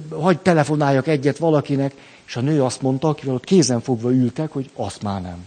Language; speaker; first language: Hungarian; native; Hungarian